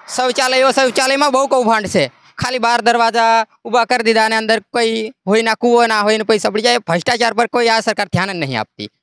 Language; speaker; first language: Gujarati; non-native, local second language; Rathawi